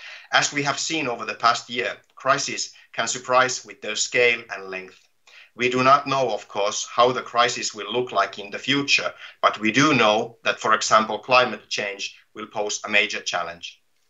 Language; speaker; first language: English; non-native, fluent; Finnish